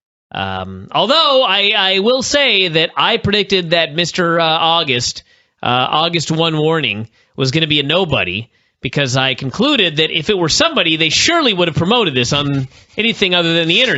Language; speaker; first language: English; native; English